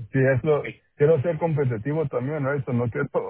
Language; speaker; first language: Spanish; non-native, local second language; English